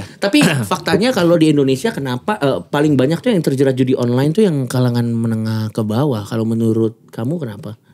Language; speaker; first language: Indonesian; native; Indonesian